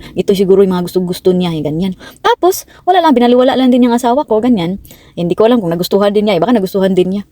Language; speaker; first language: Filipino; non-native, local second language; Cebuano